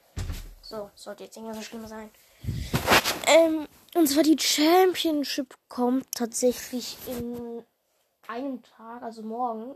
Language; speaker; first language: German; native; German